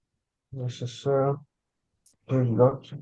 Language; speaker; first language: French; non-native, learner; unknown